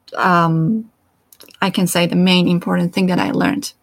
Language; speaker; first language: English; non-native, fluent; Persian